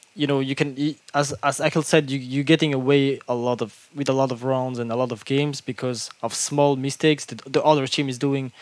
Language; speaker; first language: English; non-native, fluent; French